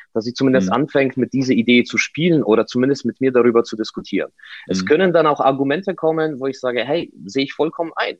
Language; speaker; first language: German; non-native, fluent; Polish